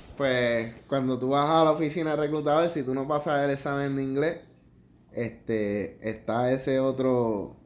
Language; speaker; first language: Spanish; native; Spanish